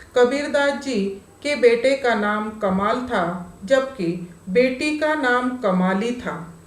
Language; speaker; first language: Hindi; non-native, local second language; Marathi